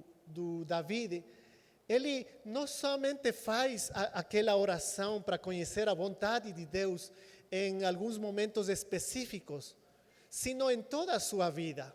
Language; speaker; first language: Portuguese; non-native, fluent; Spanish